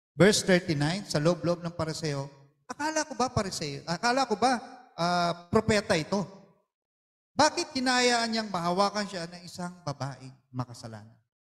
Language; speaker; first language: Filipino; non-native, local second language; Iloko